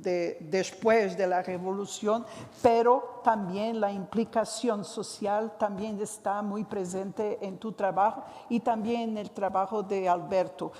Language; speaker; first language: Spanish; non-native, fluent; Portuguese